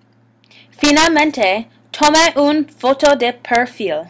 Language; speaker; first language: Spanish; non-native, learner; English